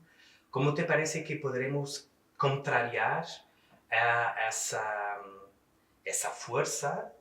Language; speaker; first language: Spanish; non-native, fluent; Portuguese